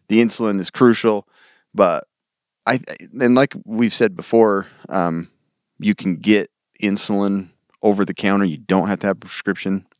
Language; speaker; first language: English; native; English